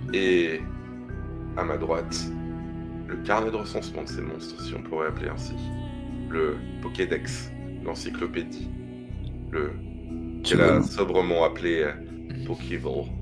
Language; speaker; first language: French; native; French